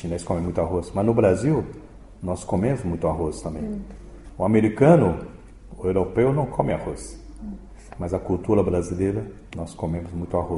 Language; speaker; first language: Portuguese; early bilingual, other home language; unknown